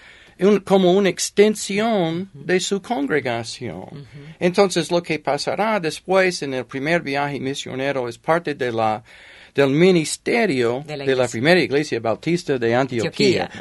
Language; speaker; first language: Spanish; non-native, fluent; English